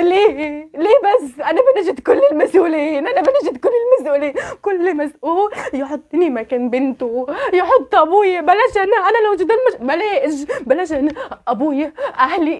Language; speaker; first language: Arabic; native; Arabic